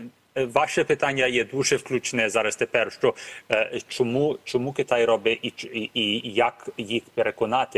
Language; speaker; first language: Ukrainian; early bilingual, heritage; Ukrainian